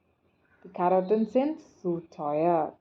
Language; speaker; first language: German; non-native, fluent; Malayalam